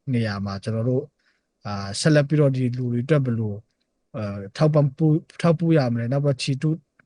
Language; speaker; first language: Burmese; non-native, local second language; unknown